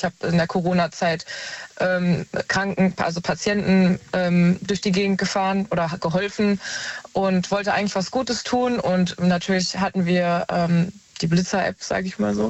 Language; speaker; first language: German; native; German